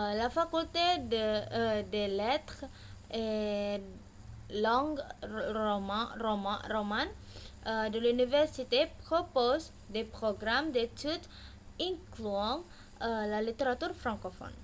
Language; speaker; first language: French; non-native, learner; Indonesian